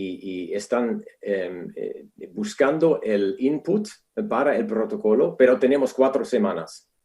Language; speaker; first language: Spanish; non-native, fluent; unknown